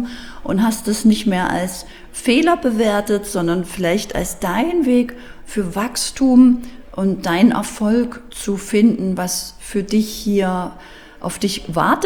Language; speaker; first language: German; native; German